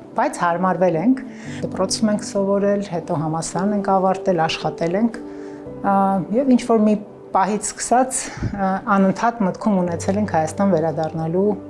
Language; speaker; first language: Armenian; native; Armenian